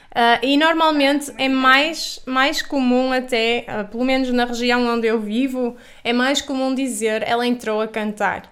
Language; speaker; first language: Portuguese; native; Portuguese